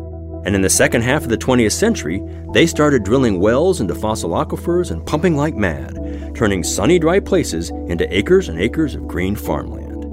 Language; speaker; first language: English; native; English